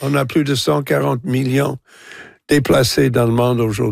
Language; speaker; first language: French; non-native, local second language; English